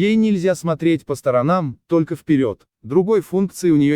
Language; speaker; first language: Russian; native; Russian